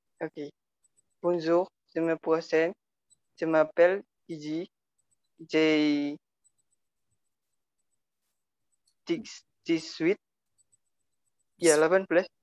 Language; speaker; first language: French; non-native, learner; Indonesian